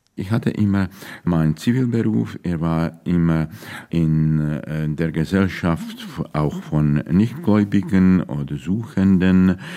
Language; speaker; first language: German; non-native, fluent; Czech